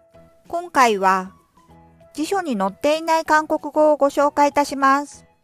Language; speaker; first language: Japanese; non-native, fluent; Korean